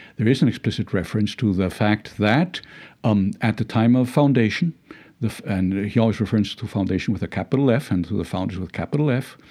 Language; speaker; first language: English; early bilingual, other home language; Spanish